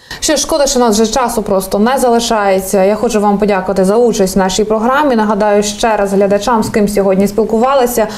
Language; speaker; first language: Ukrainian; native; Ukrainian